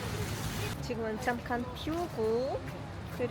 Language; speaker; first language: Korean; non-native, learner; Russian